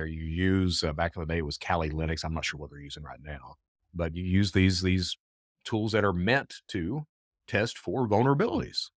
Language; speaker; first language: English; native; English